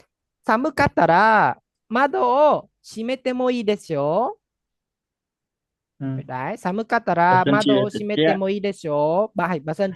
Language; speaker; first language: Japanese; non-native, fluent; Khmer